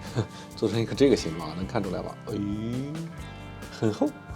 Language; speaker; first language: Chinese; native; Chinese